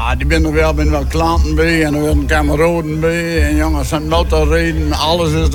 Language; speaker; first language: Dutch; native; Dutch